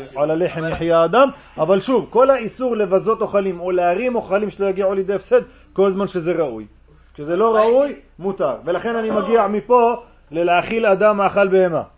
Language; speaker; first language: Hebrew; native; Hebrew